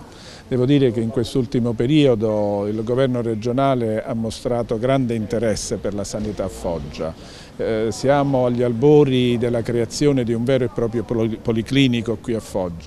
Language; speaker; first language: Italian; native; Italian